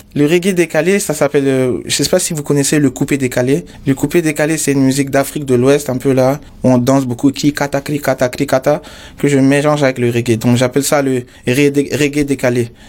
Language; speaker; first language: French; non-native, local second language; Mossi